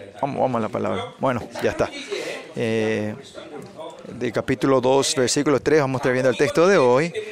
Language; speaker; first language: Spanish; non-native, fluent; Korean